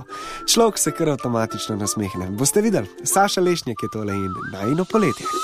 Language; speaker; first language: Slovenian; native; Slovenian